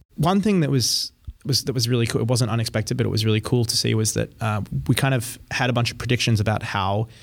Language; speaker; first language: English; native; English